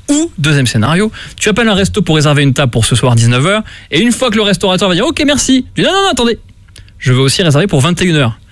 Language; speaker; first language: French; native; French